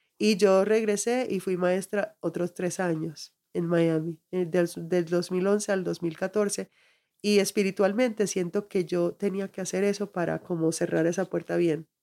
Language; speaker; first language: Spanish; early bilingual, heritage; Spanish